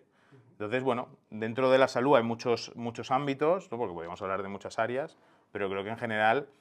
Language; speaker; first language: Spanish; native; Spanish